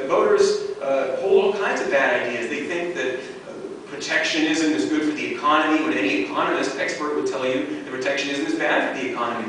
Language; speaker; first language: English; native; English